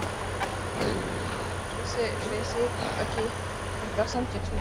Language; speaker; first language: French; native; French